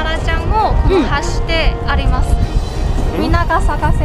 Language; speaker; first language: Japanese; non-native, learner; Chinese